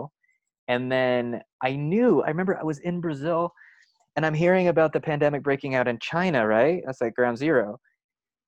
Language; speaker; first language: English; native; English